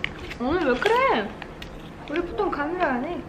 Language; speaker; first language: Korean; non-native, learner; Russian